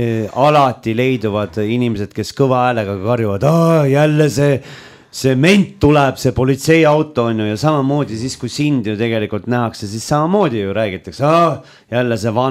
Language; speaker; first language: Estonian; native; Estonian